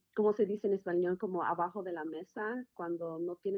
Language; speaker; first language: Spanish; early bilingual, other home language; English